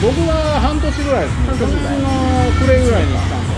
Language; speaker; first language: Japanese; native; Japanese